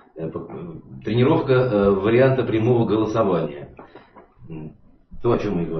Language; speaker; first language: Russian; native; Russian